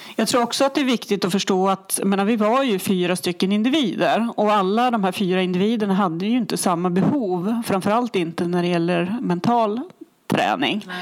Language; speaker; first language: Swedish; native; Swedish